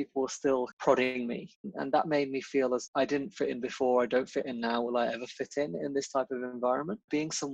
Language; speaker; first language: English; native; English